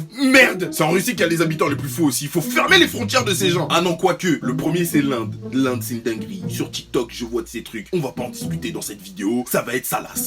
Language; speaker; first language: French; native; French